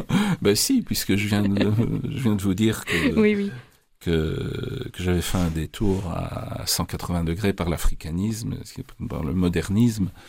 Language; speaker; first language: French; native; French